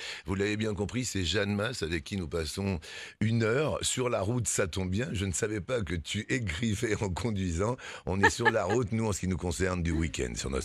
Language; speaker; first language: French; native; French